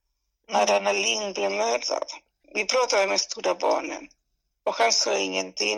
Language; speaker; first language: Swedish; non-native, fluent; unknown